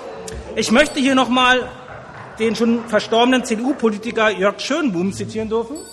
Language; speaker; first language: German; native; German